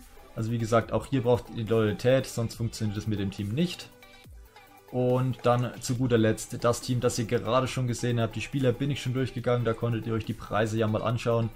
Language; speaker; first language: German; native; German